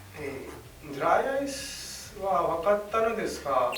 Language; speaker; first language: Japanese; non-native, learner; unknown